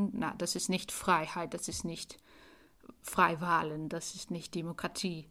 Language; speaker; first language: German; non-native, fluent; Dutch